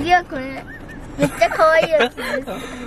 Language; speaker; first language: Japanese; early bilingual, other home language; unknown